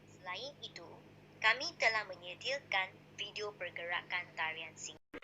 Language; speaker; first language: Malay; non-native, local second language; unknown